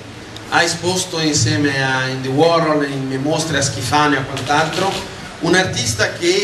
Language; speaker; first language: Italian; native; Italian